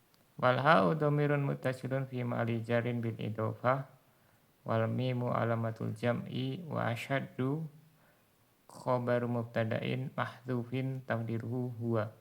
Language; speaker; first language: Arabic; non-native, fluent; Indonesian